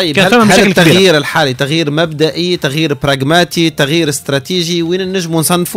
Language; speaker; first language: Arabic; native; Arabic